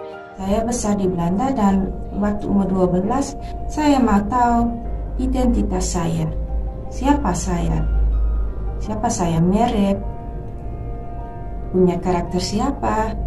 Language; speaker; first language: Indonesian; early bilingual, heritage; Dutch